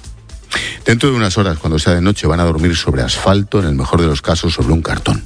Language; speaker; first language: Spanish; native; Spanish